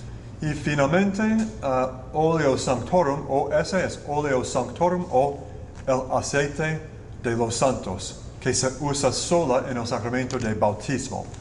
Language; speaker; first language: Spanish; non-native, learner; English